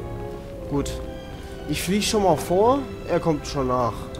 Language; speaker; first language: German; native; German